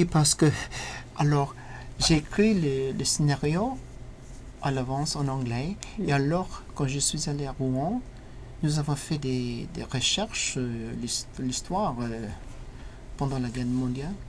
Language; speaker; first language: French; non-native, learner; English